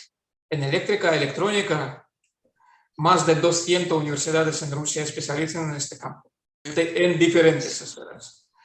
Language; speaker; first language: Spanish; non-native, fluent; Russian